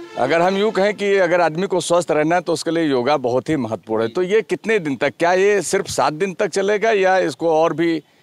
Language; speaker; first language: Hindi; native; Hindi